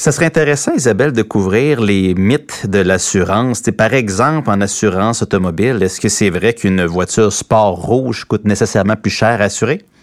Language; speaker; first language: French; native; French